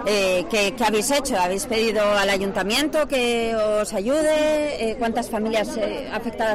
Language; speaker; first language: Spanish; native; Spanish